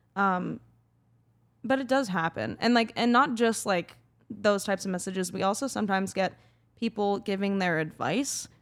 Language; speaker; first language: English; native; English